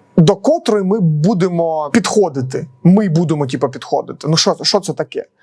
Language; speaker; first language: Ukrainian; non-native, local second language; Russian